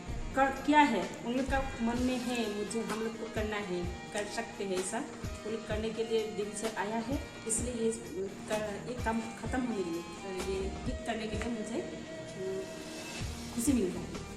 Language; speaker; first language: Hindi; non-native, local second language; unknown